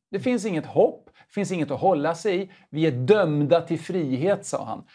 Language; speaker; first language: Swedish; native; Swedish